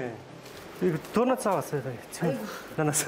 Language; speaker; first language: Korean; non-native, learner; Nepali